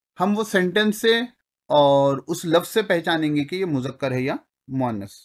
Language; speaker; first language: Urdu; native; Urdu